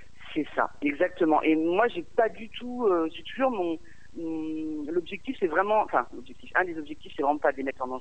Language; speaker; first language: French; native; French